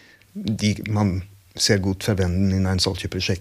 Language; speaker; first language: German; non-native, learner; Norwegian